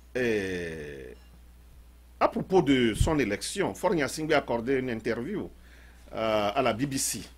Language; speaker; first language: French; non-native, local second language; Ewe